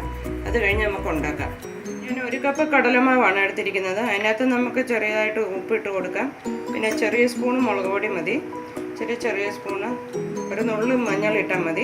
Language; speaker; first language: Malayalam; native; Malayalam